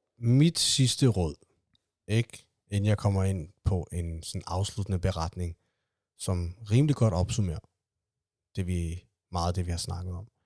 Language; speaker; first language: Danish; early bilingual, other home language; Somali